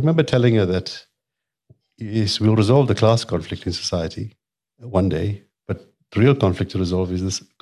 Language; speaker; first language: English; native; English